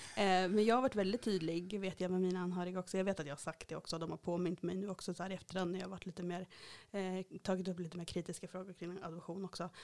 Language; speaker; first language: Swedish; native; Swedish